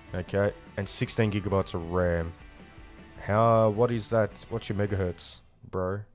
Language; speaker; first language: English; native; English